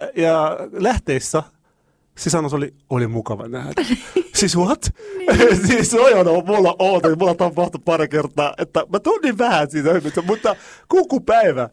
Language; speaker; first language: Finnish; non-native, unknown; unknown